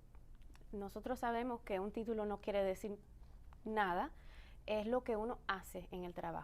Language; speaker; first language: Spanish; early bilingual, other home language; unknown